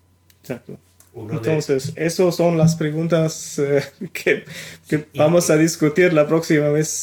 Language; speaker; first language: Spanish; non-native, fluent; German